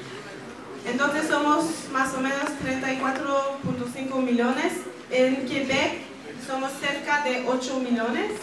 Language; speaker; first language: Spanish; non-native, fluent; French